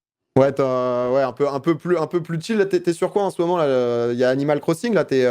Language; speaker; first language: French; native; French